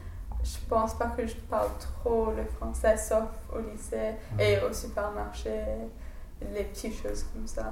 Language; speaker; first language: French; non-native, fluent; English